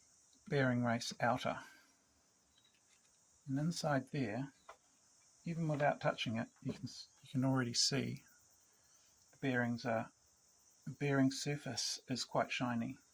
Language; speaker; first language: English; native; English